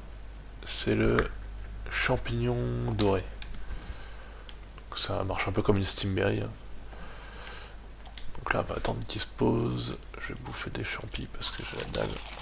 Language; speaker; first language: French; native; French